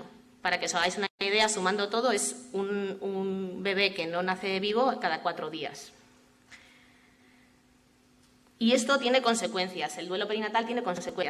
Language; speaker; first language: Spanish; native; Spanish